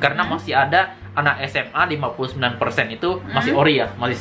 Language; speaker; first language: Indonesian; native; Indonesian